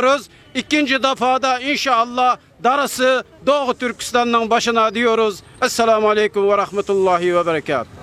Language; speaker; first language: Turkish; non-native, fluent; Uyghur